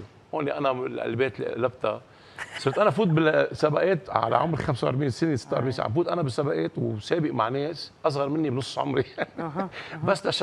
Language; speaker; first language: Arabic; native; Arabic